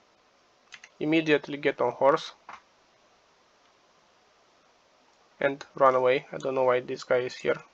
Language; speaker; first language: English; non-native, fluent; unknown